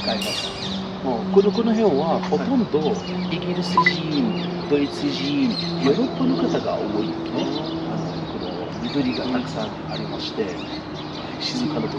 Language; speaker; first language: Japanese; non-native, learner; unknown